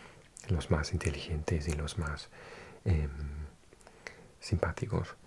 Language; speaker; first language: Spanish; non-native, fluent; English